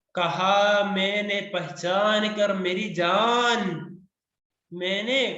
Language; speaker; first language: Hindi; non-native, local second language; Malayalam